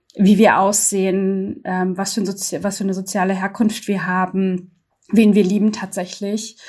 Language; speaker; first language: German; native; German